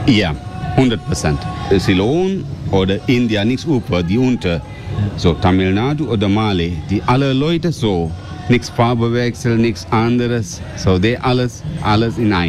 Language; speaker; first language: German; non-native, learner; Sinhala